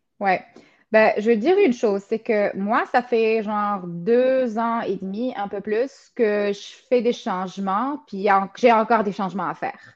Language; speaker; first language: French; non-native, local second language; Arabic